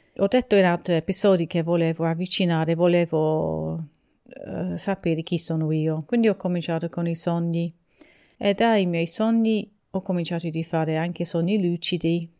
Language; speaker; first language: Italian; non-native, fluent; English